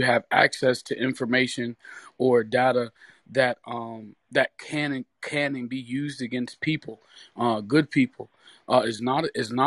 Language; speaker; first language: English; native; English